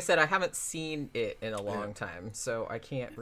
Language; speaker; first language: English; native; English